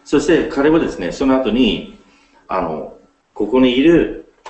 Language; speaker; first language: Japanese; non-native, fluent; English